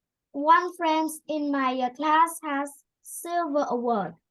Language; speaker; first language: English; non-native, learner; Vietnamese